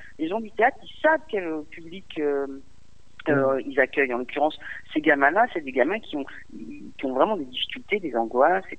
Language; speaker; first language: French; native; French